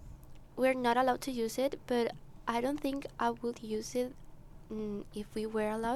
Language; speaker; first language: English; non-native, learner; Spanish